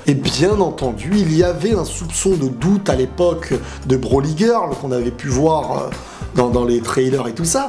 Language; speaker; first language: French; native; French